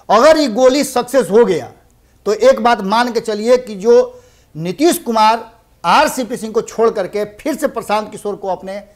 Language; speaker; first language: Hindi; native; Hindi